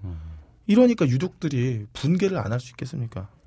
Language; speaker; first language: Korean; native; Korean